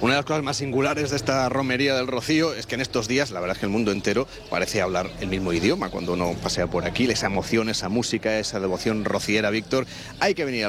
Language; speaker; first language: Spanish; native; Spanish